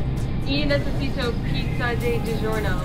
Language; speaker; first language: Spanish; non-native, learner; English